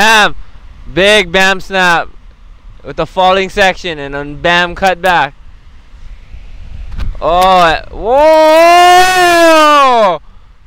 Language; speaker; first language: English; native; English